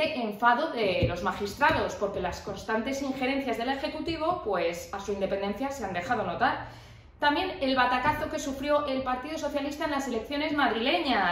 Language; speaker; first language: Spanish; native; Spanish